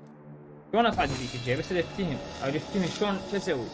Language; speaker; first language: Arabic; native; Arabic